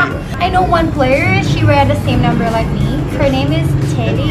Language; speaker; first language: English; non-native, learner; Thai